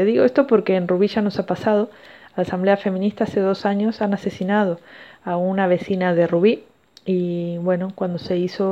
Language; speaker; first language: Spanish; native; Spanish